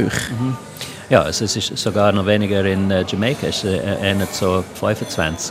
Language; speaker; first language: German; non-native, local second language; English